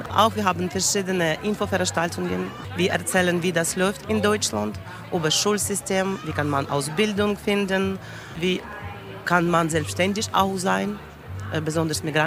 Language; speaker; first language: German; non-native, learner; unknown